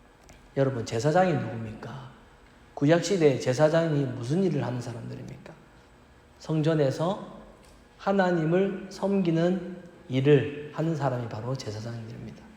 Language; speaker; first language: Korean; native; Korean